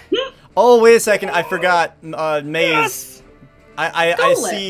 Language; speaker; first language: English; native; English